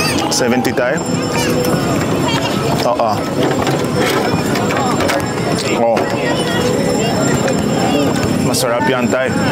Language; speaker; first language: Filipino; non-native, learner; Arabic